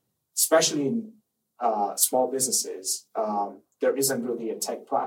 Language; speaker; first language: English; non-native, fluent; Persian